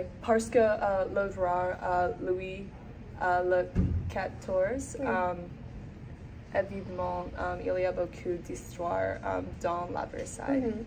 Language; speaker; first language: French; non-native, learner; English